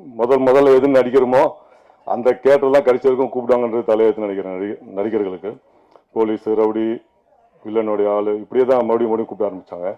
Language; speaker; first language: Tamil; native; Tamil